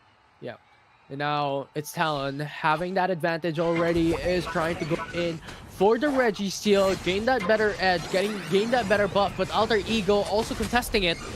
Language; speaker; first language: English; non-native, local second language; Filipino